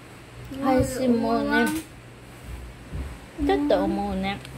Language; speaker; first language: Japanese; non-native, learner; Vietnamese